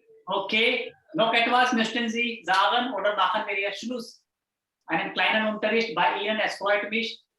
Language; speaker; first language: German; non-native, fluent; Hindi